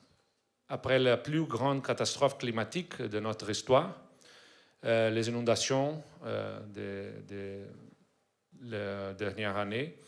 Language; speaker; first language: French; non-native, learner; Portuguese